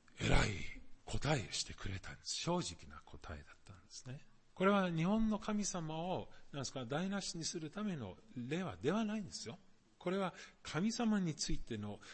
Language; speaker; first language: Japanese; non-native, fluent; German